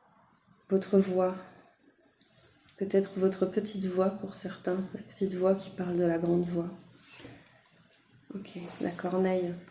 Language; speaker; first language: French; native; French